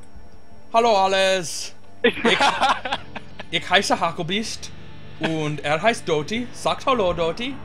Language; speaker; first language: German; non-native, learner; English